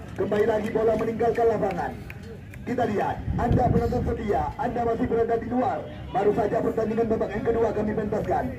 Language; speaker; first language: Indonesian; non-native, local second language; Achinese